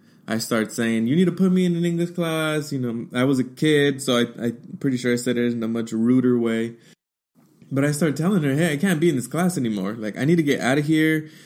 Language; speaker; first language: English; early bilingual, other home language; Spanish